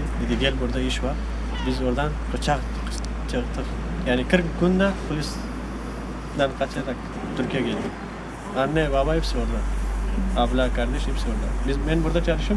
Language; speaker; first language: Turkish; non-native, learner; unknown